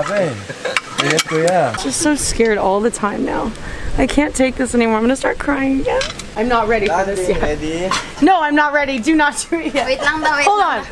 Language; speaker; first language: English; native; English